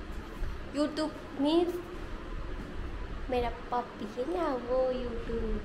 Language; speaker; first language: Hindi; non-native, local second language; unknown